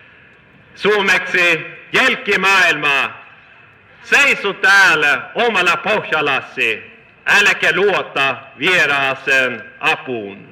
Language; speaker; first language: Finnish; non-native, fluent; Swedish